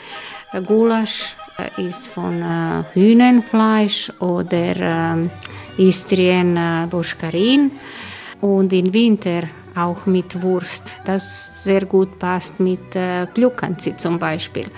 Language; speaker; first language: German; non-native, learner; Croatian